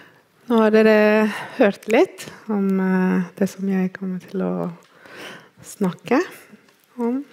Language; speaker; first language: Norwegian; non-native, fluent; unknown